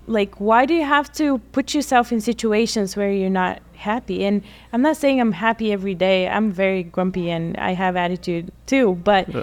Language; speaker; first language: English; non-native, fluent; Bulgarian